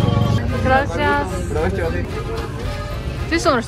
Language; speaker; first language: English; non-native, learner; Korean